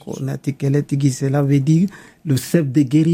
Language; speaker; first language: French; non-native, local second language; Bambara